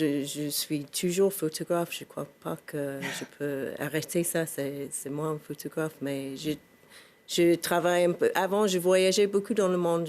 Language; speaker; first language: French; non-native, fluent; English